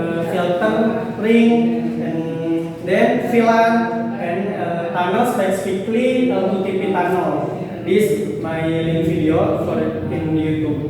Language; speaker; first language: English; non-native, learner; Indonesian